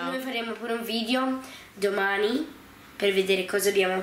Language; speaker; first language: Italian; early bilingual, heritage; Italian